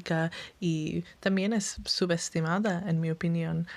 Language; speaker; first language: Spanish; non-native, learner; English